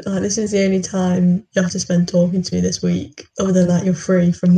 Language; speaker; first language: English; native; English